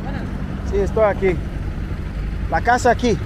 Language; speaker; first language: Spanish; non-native, learner; English